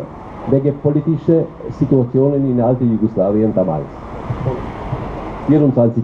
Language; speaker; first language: German; non-native, learner; Albanian